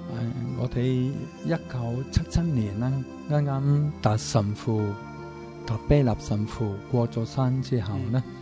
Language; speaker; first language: Cantonese; non-native, fluent; Italian